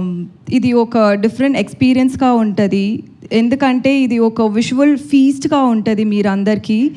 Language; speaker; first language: Telugu; non-native, learner; Tamil